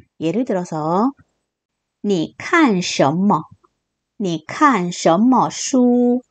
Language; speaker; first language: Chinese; non-native, fluent; Korean